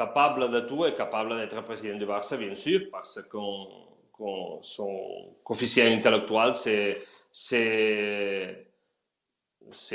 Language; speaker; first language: French; non-native, learner; Spanish